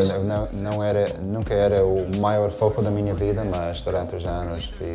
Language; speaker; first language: Portuguese; non-native, fluent; English